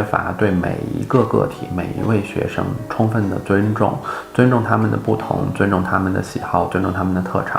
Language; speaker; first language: Chinese; native; Chinese